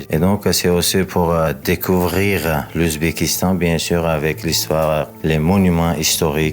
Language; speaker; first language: French; non-native, fluent; Uzbek